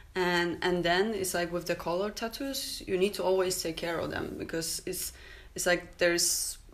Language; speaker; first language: English; non-native, fluent; Polish